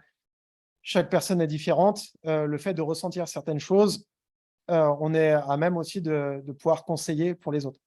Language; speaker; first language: French; native; French